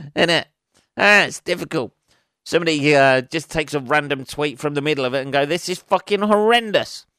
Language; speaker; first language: English; native; English